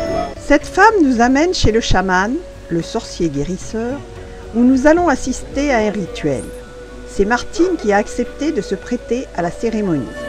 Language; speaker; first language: French; native; French